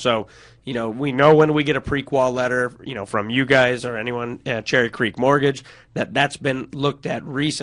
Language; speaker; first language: English; native; English